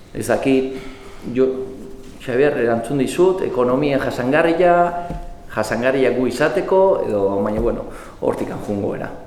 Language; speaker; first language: Basque; native; Basque